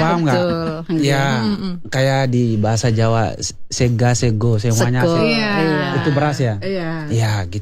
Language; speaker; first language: Indonesian; non-native, learner; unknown